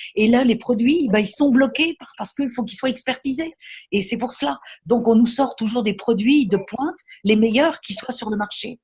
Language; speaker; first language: French; native; French